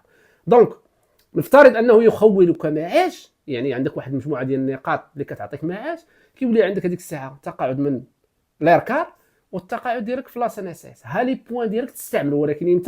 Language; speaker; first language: Arabic; native; Arabic